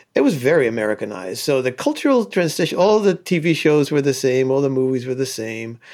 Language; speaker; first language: English; early bilingual, other home language; Spanish